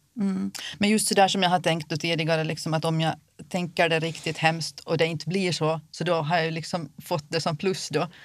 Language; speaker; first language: Swedish; native; Swedish